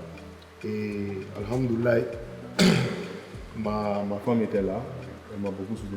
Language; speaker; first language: French; non-native, local second language; Bambara